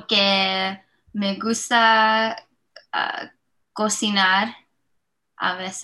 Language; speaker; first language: Spanish; non-native, learner; English